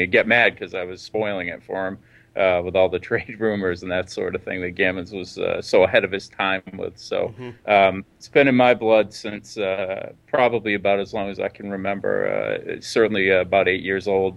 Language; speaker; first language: English; native; English